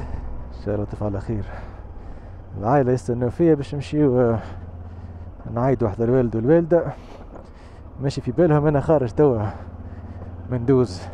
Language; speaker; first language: Arabic; native; Arabic